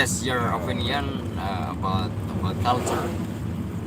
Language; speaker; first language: English; non-native, learner; Indonesian